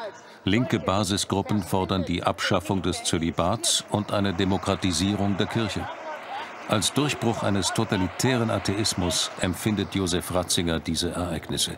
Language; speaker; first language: German; native; German